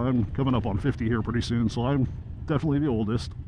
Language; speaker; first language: English; native; English